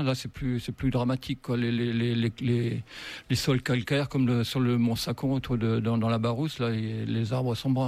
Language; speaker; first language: French; native; French